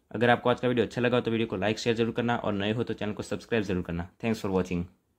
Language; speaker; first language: Hindi; non-native, local second language; Gujarati